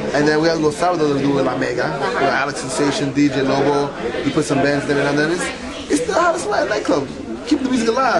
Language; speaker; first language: English; early bilingual, other home language; Spanish